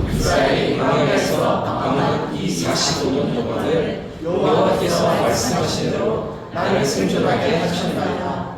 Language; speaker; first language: Korean; native; Korean